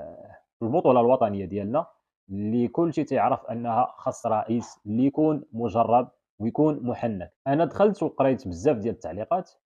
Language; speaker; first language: Arabic; native; Arabic